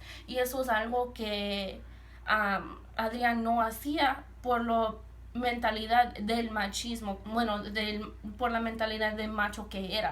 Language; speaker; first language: Spanish; early bilingual, heritage; Spanish